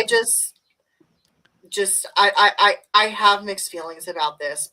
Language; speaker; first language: English; native; English